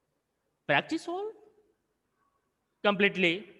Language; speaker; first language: English; non-native, local second language; Hindi